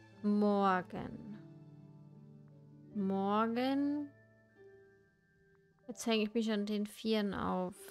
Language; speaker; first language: German; native; German